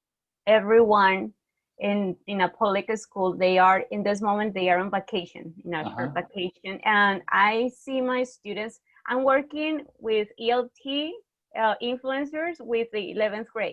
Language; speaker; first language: English; non-native, fluent; Spanish